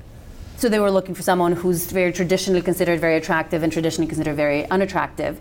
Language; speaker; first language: English; non-native, fluent; Macedonian